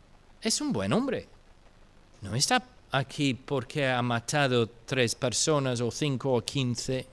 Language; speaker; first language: Spanish; non-native, fluent; English